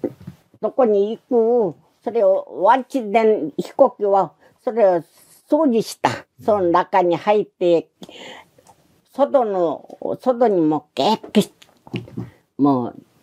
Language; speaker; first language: Japanese; non-native, learner; Korean